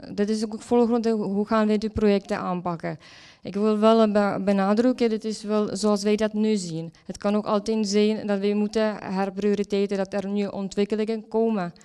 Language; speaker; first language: Dutch; non-native, fluent; Czech